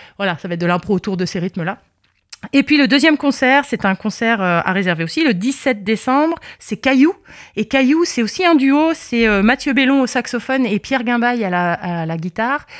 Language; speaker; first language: French; native; French